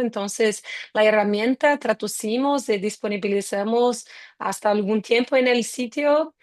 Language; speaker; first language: Spanish; non-native, fluent; Portuguese